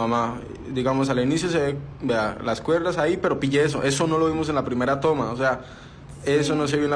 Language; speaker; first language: Spanish; native; Spanish